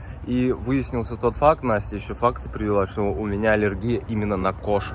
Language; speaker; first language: Russian; native; Russian